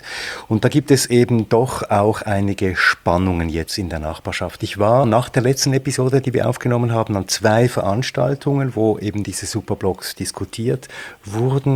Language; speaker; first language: German; native; German